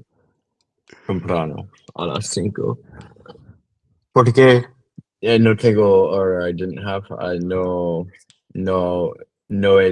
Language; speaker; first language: Spanish; non-native, learner; English